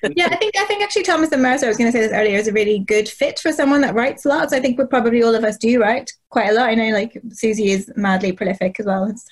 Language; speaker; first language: English; native; English